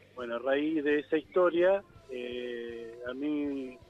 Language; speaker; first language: Spanish; native; Spanish